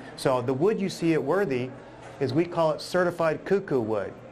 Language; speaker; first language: English; native; English